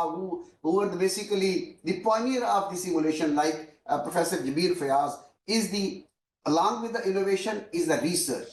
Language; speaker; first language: English; non-native, local second language; Urdu